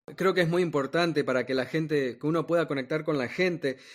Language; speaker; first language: Spanish; native; Spanish